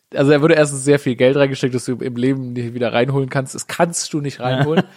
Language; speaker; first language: German; native; German